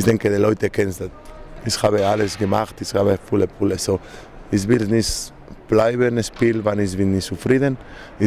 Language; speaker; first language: German; non-native, learner; Spanish